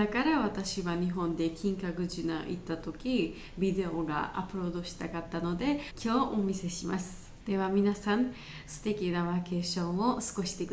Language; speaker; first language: Japanese; non-native, learner; Georgian